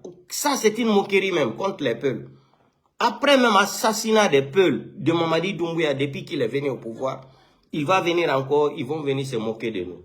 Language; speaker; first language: French; non-native, local second language; Fula